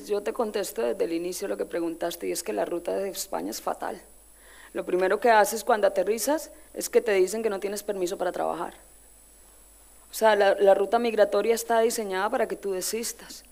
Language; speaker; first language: Spanish; native; Spanish